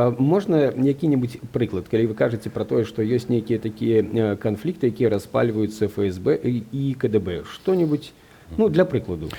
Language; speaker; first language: Belarusian; non-native, local second language; Russian